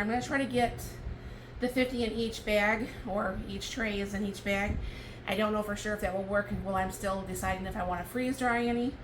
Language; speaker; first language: English; native; English